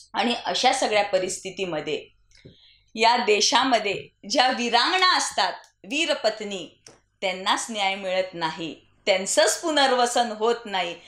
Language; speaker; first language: Marathi; native; Marathi